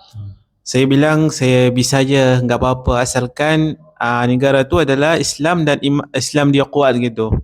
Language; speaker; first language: Indonesian; non-native, learner; Arabic